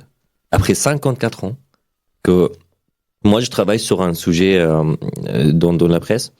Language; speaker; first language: French; non-native, learner; Arabic